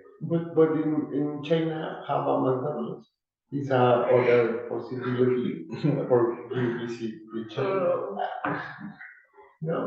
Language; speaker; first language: English; non-native, learner; Spanish